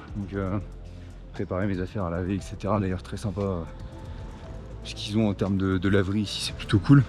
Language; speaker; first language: French; native; French